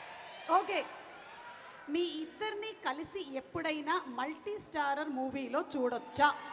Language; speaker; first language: Telugu; native; Telugu